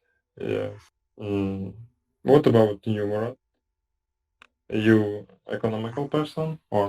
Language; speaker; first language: English; non-native, learner; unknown